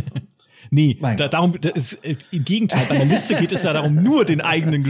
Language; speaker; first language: German; native; German